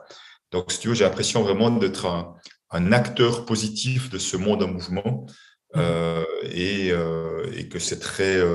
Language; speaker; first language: French; native; French